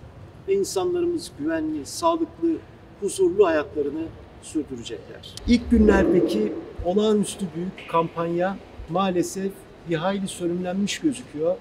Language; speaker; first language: Turkish; native; Turkish